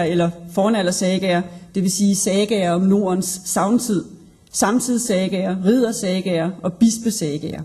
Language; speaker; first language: Danish; native; Danish